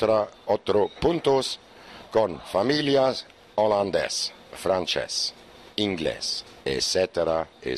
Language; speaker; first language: Spanish; non-native, learner; German